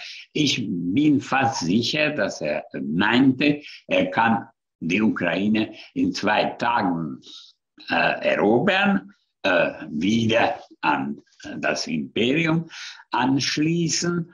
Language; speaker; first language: German; non-native, fluent; Hungarian